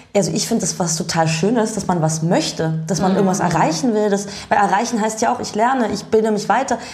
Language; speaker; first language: German; early bilingual, other home language; Bulgarian